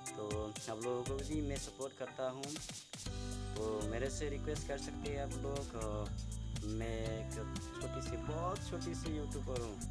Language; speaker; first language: Hindi; non-native, local second language; Nepali